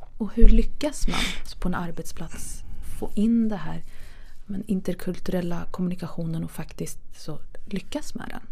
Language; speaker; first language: Swedish; early bilingual, other home language; Kurdish